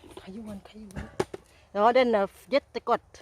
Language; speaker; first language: Swedish; non-native, learner; Thai